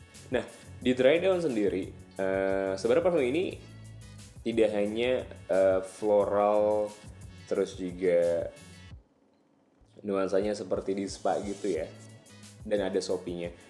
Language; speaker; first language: Indonesian; native; Indonesian